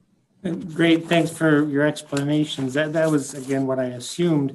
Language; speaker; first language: English; native; English